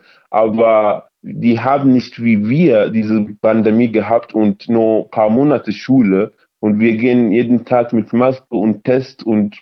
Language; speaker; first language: German; early bilingual, other home language; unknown